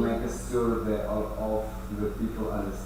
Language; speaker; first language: English; non-native, learner; Indonesian